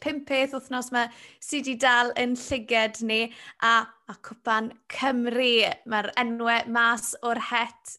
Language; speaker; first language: Welsh; native; Welsh